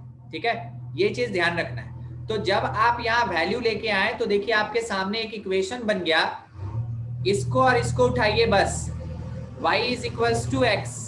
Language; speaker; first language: Hindi; native; Hindi